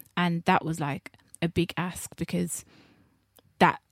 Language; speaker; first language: English; native; English